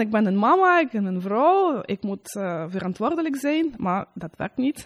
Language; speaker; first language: Dutch; non-native, learner; Russian